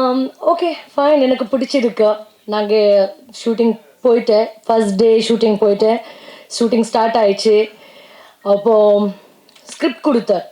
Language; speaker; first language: Tamil; non-native, learner; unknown